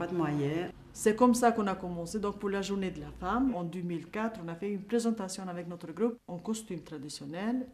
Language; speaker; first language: French; non-native, fluent; Albanian